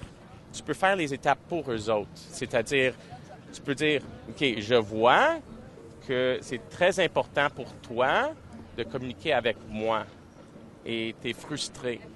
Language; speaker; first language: French; non-native, local second language; English